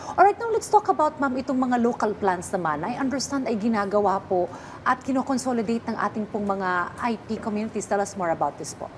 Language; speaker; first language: Filipino; native; Filipino